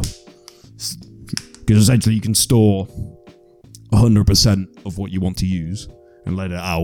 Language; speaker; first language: English; native; English